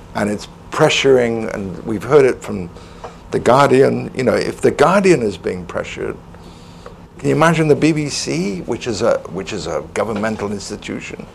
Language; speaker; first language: English; native; English